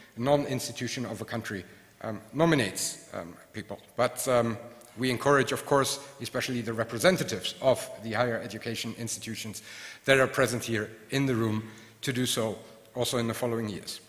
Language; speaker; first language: English; non-native, fluent; German